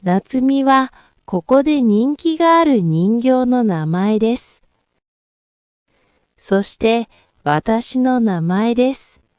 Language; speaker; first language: Japanese; non-native, fluent; Korean